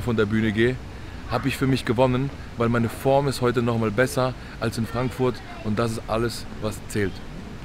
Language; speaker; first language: German; native; German